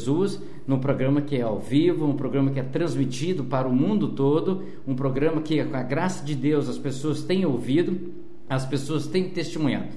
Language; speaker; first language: Portuguese; native; Portuguese